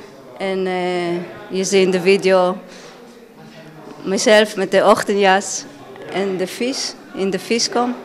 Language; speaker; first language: Dutch; non-native, fluent; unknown